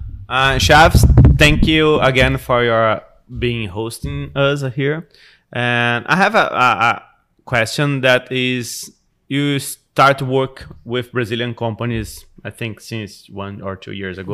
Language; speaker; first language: English; non-native, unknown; Portuguese